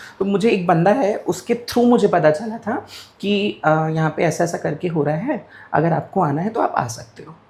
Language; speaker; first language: Hindi; non-native, local second language; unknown